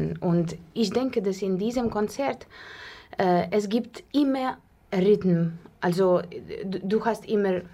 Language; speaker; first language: German; non-native, fluent; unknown